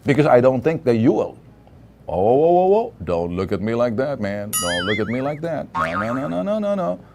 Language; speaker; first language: English; non-native, local second language; Filipino